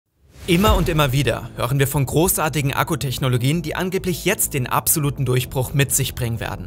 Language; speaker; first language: German; native; German